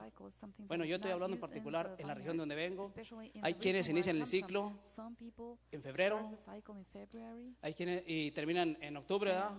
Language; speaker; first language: Spanish; native; Spanish